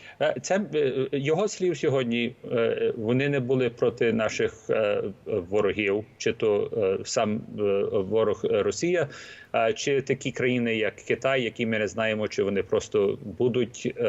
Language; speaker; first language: Ukrainian; early bilingual, heritage; Ukrainian